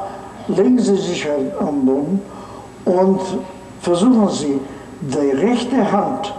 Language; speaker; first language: German; non-native, fluent; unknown